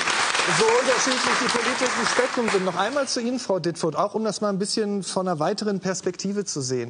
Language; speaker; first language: German; native; German